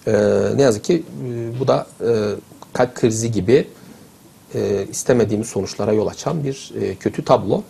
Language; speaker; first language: Turkish; native; Turkish